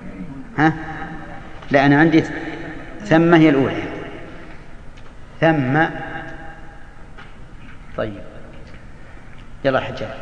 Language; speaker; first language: Arabic; native; Arabic